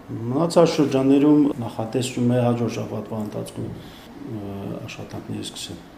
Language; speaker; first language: Armenian; native; Armenian